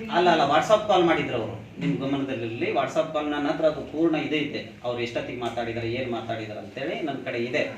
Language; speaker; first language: Kannada; non-native, local second language; Lambadi